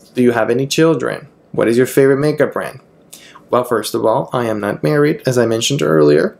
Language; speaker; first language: English; non-native, fluent; Spanish